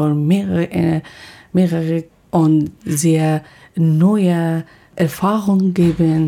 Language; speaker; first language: German; non-native, learner; Persian